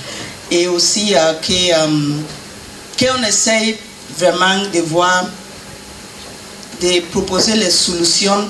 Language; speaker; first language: French; non-native, learner; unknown